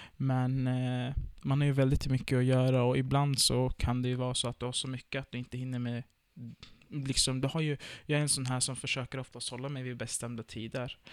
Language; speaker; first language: Swedish; early bilingual, other home language; Turkish